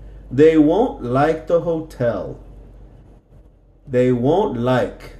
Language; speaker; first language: English; native; English